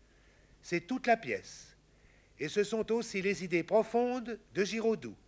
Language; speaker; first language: French; native; French